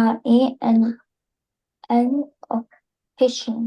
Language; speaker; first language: English; non-native, learner; Arabic